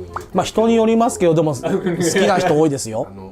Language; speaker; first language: Japanese; native; Japanese